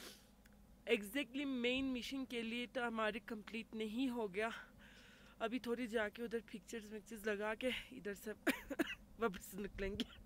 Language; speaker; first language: Hindi; non-native, fluent; Turkish